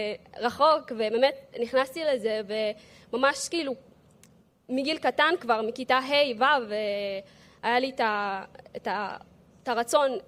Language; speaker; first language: Hebrew; early bilingual, other home language; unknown